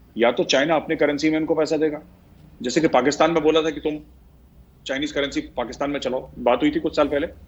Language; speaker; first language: Hindi; native; Hindi